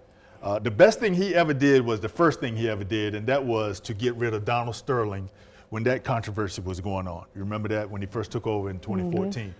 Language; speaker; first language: English; native; English